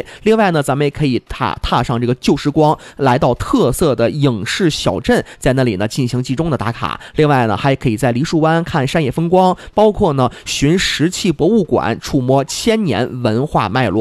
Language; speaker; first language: Chinese; native; Chinese